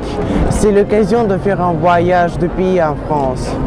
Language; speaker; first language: French; non-native, learner; Russian